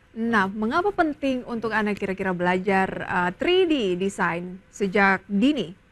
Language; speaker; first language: Indonesian; native; Indonesian